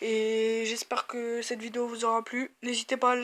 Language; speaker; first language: French; native; French